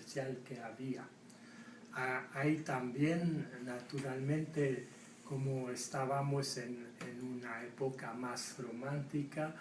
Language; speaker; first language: Spanish; non-native, fluent; French